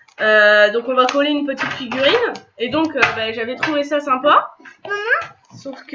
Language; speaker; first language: French; native; French